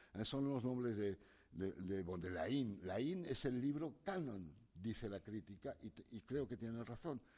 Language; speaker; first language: Spanish; non-native, fluent; French